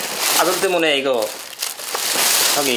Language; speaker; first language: Korean; non-native, learner; Bangla